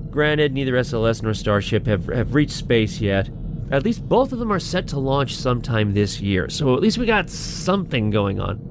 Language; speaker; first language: English; native; English